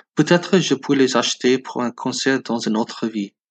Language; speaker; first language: French; non-native, learner; English